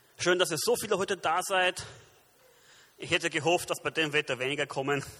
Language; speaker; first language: German; early bilingual, other home language; Romanian